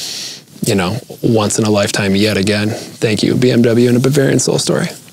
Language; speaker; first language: English; native; English